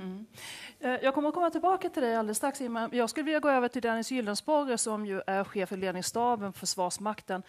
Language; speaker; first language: Swedish; native; Swedish